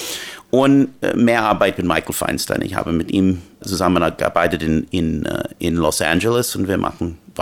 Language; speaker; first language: German; non-native, fluent; English